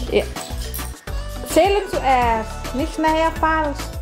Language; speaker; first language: German; non-native, learner; Indonesian